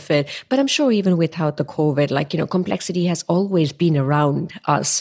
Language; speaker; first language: English; non-native, local second language; Tamil